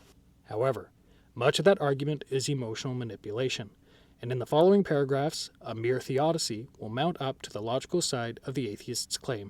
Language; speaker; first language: English; native; English